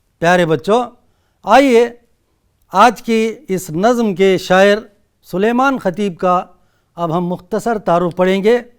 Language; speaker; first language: Urdu; native; Urdu